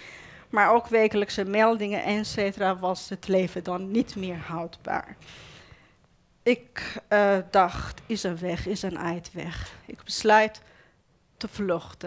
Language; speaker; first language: Dutch; non-native, fluent; Persian